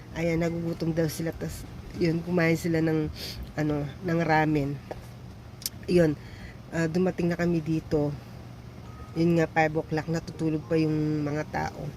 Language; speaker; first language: Filipino; native; Filipino